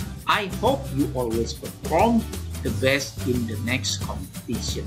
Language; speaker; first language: English; non-native, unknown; Indonesian